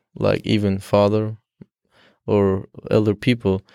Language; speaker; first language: English; non-native, learner; Persian